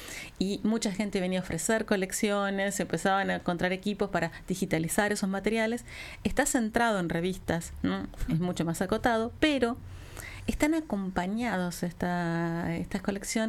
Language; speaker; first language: Spanish; native; Spanish